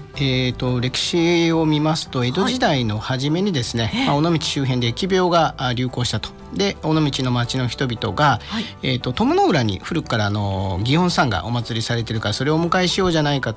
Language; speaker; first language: Japanese; native; Japanese